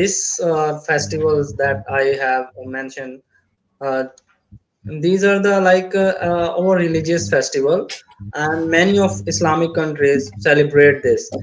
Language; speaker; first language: English; non-native, learner; Urdu